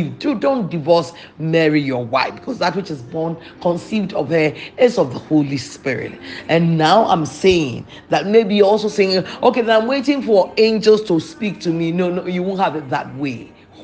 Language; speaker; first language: English; non-native, local second language; Akan